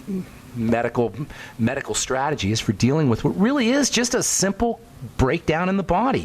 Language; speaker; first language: English; native; English